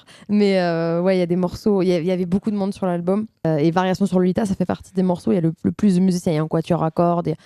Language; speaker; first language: French; native; French